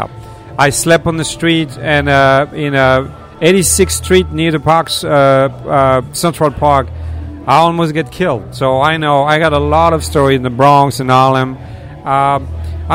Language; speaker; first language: English; non-native, fluent; French